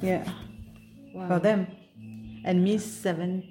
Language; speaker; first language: English; non-native, local second language; Morisyen